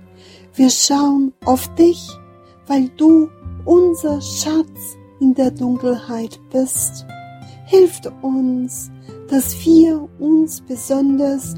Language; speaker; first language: German; non-native, learner; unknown